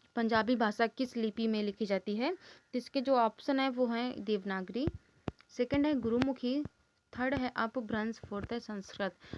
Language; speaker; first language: Hindi; native; Hindi